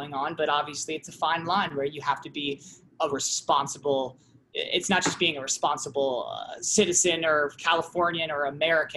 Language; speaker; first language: English; native; English